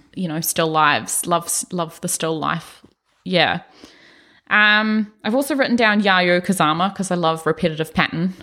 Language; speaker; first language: English; native; English